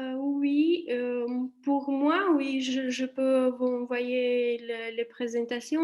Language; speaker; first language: French; non-native, fluent; Italian